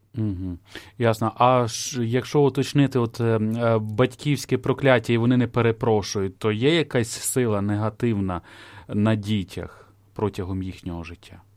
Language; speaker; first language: Ukrainian; native; Ukrainian